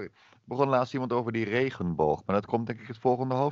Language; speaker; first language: Dutch; native; Dutch